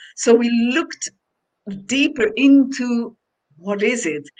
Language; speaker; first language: English; non-native, fluent; Dutch